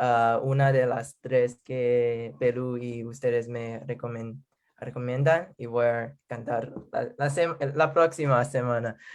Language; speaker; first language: Spanish; non-native, learner; English